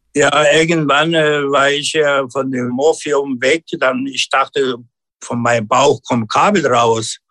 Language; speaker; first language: German; non-native, learner; Turkish